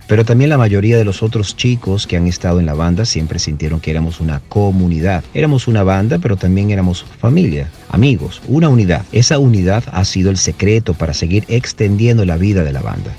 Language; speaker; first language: Spanish; native; Spanish